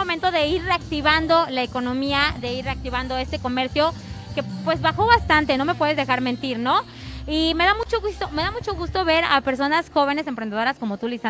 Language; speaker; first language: Spanish; native; Spanish